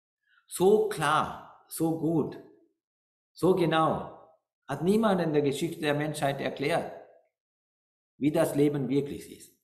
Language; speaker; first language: German; non-native, learner; Sinhala